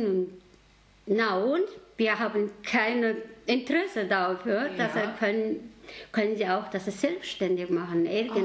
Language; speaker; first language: German; non-native, learner; Mongolian